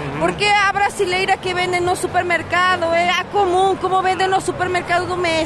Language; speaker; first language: Portuguese; non-native, fluent; Spanish